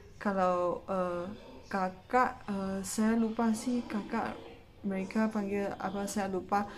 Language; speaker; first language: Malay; non-native, local second language; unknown